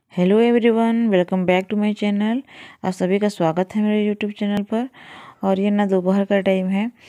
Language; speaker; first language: Hindi; non-native, local second language; Odia